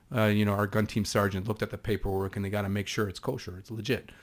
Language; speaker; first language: English; non-native, fluent; Hebrew